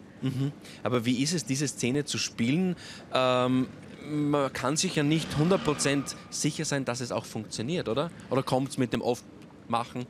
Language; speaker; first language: German; native; German